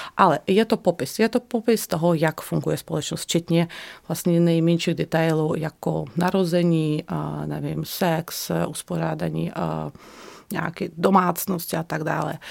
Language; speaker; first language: Czech; non-native, fluent; Russian